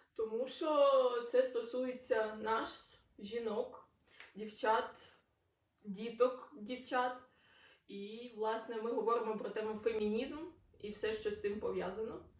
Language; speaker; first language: Ukrainian; non-native, local second language; Russian